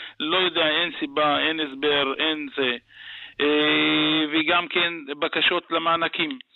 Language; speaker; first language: Hebrew; non-native, local second language; Arabic